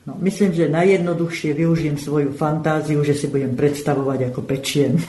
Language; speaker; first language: Slovak; native; Slovak